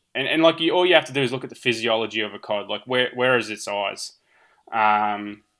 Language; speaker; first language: English; early bilingual, other home language; Portuguese